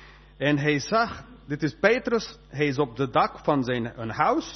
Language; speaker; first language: Dutch; non-native, fluent; Spanish